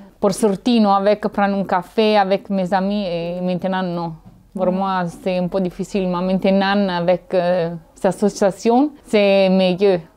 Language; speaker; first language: French; non-native, learner; Italian